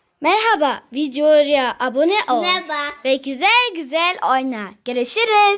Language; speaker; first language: Turkish; early bilingual, heritage; Turkish